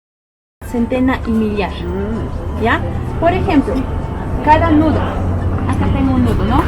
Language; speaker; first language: Spanish; native; Spanish